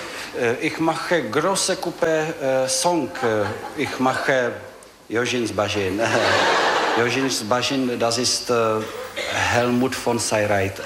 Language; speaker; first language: German; non-native, learner; Czech